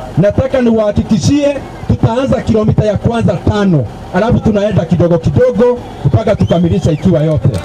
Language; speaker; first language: Swahili; non-native, local second language; Kikuyu